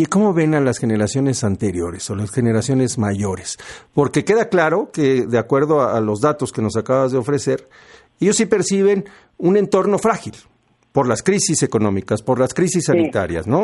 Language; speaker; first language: Spanish; native; Spanish